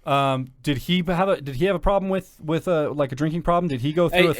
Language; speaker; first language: English; native; English